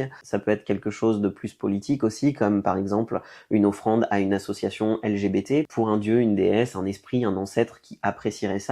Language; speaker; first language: French; native; French